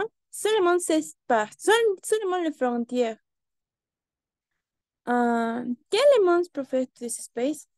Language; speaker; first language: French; non-native, learner; Spanish